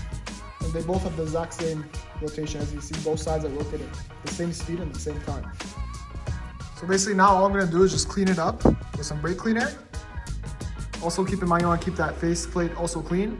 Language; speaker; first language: English; native; English